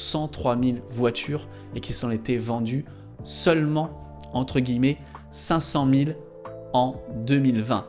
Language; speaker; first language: French; native; French